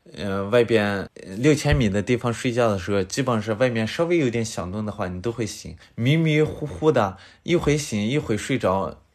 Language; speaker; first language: Chinese; native; Chinese